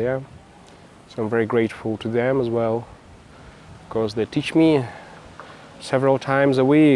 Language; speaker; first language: English; non-native, fluent; Russian